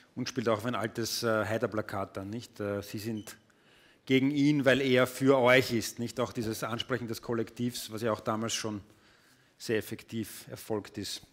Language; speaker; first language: German; native; German